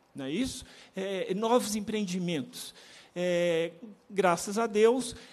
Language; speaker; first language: Portuguese; native; Portuguese